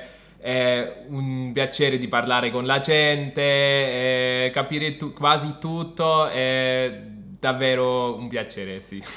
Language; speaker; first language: Italian; non-native, fluent; German